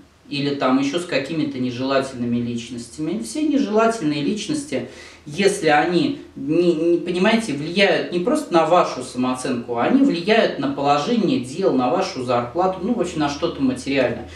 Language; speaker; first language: Russian; native; Russian